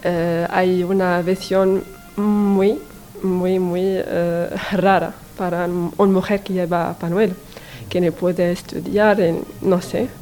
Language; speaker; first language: Spanish; non-native, learner; Arabic